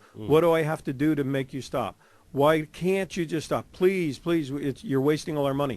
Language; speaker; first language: English; native; English